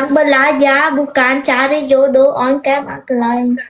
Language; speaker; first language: Indonesian; non-native, learner; Vietnamese